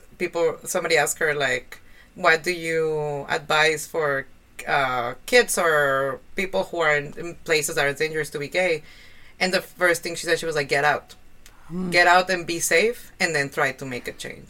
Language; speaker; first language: English; non-native, fluent; Spanish